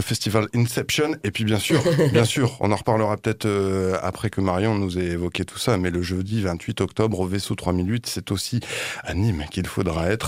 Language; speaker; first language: French; native; French